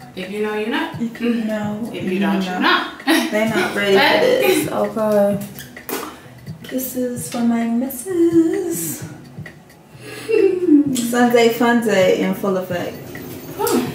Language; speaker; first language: English; native; English